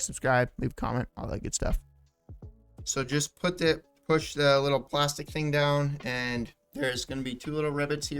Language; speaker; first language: English; native; English